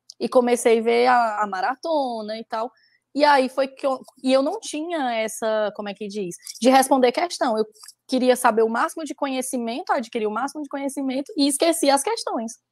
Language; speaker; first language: Portuguese; native; Portuguese